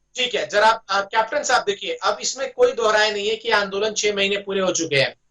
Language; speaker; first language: Hindi; native; Hindi